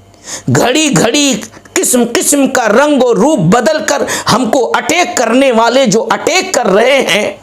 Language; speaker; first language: Urdu; native; Urdu